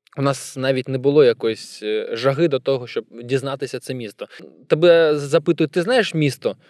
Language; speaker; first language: Ukrainian; non-native, local second language; Russian